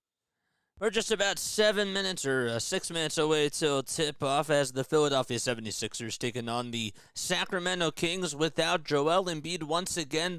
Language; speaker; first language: English; native; English